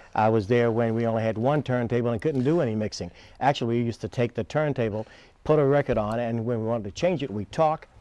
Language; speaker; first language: English; native; English